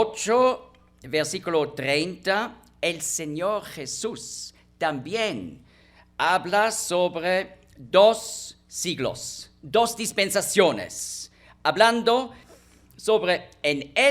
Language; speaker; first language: Spanish; non-native, fluent; German